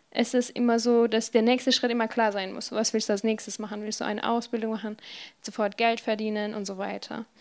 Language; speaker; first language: German; non-native, fluent; Persian